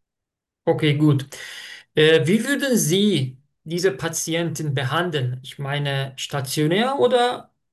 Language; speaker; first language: German; non-native, learner; Turkish